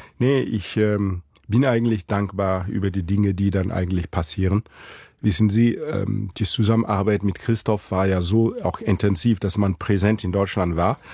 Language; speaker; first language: German; non-native, fluent; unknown